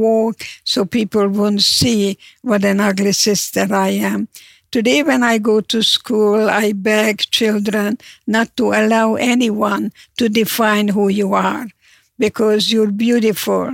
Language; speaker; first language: English; non-native, fluent; Hungarian